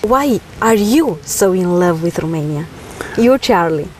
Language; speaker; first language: English; non-native, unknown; Romanian